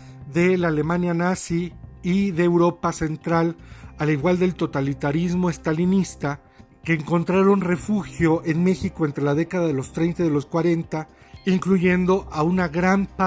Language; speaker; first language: Spanish; native; Spanish